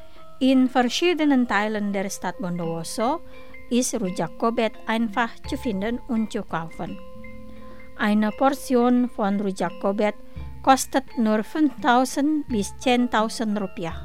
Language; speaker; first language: German; non-native, fluent; Indonesian